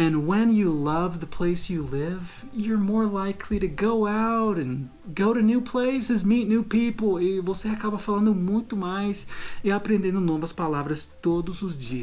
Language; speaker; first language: Portuguese; non-native, fluent; English